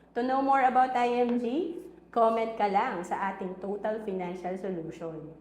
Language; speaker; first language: Filipino; native; Filipino